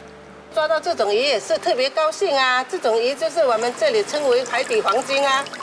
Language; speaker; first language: Chinese; non-native, local second language; Min Nan Chinese